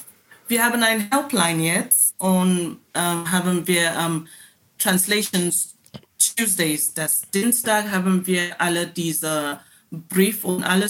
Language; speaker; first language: German; non-native, learner; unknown